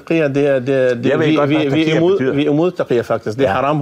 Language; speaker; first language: Danish; non-native, fluent; Arabic